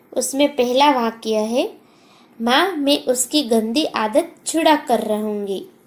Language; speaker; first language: Hindi; non-native, local second language; Gujarati